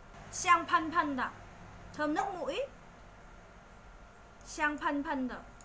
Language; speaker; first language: Chinese; non-native, fluent; Vietnamese